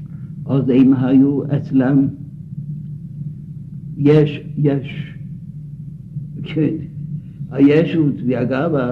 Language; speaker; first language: Hebrew; non-native, fluent; Yiddish